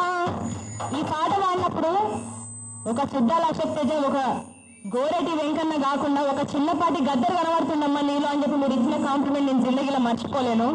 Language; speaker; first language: Telugu; native; Telugu